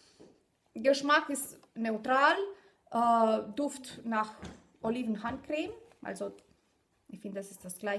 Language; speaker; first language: German; non-native, fluent; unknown